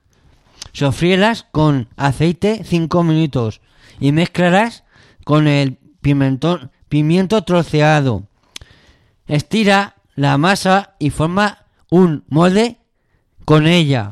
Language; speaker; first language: Spanish; native; Spanish